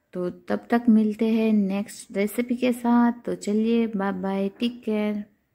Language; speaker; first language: Hindi; non-native, local second language; Gujarati